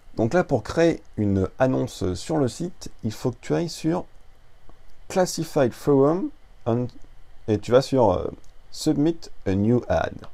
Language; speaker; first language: French; native; French